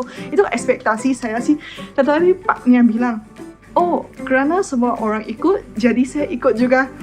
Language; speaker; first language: Indonesian; non-native, fluent; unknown